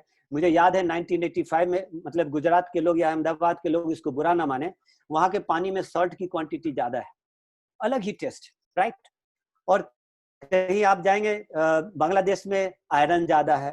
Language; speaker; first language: Hindi; native; Hindi